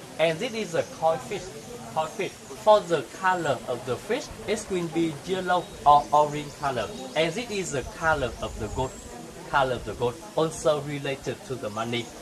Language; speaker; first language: English; non-native, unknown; Vietnamese